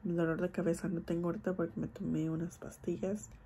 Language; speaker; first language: Spanish; early bilingual, heritage; Spanish